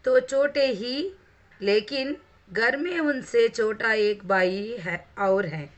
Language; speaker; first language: Hindi; non-native, local second language; Telugu